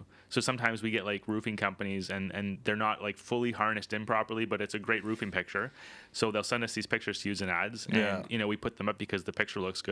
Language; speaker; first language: English; native; English